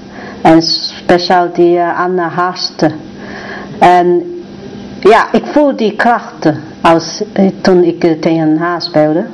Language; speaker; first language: Dutch; non-native, learner; Chinese